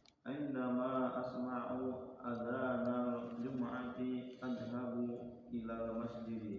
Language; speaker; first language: Arabic; non-native, learner; Indonesian